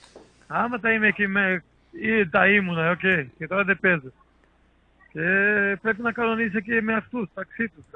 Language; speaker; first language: Greek; non-native, learner; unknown